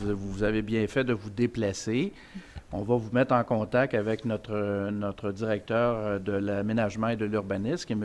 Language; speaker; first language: French; native; French